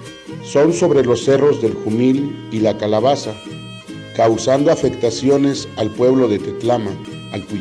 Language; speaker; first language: Spanish; native; Spanish